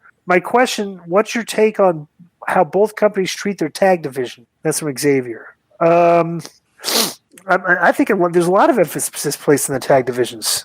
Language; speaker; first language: English; native; English